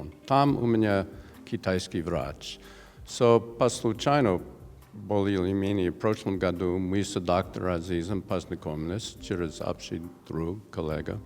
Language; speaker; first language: Russian; non-native, learner; English